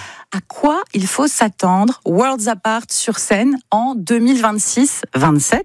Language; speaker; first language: French; native; French